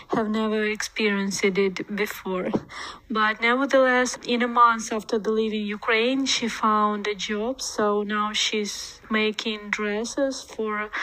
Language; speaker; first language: English; non-native, learner; Ukrainian